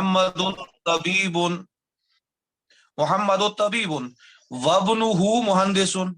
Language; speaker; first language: Arabic; non-native, learner; Urdu